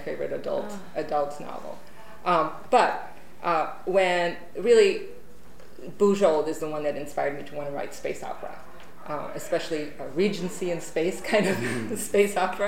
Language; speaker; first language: English; non-native, fluent; Romanian